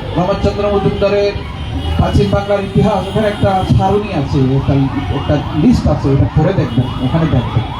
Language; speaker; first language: Bangla; non-native, local second language; Chakma